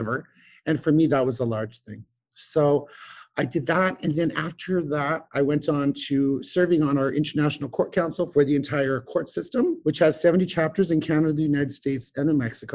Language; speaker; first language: English; native; English